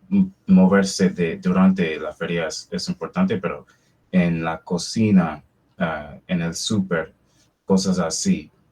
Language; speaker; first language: Spanish; non-native, fluent; English